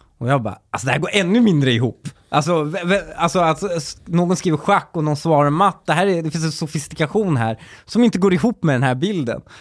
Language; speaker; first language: Swedish; early bilingual, other home language; Persian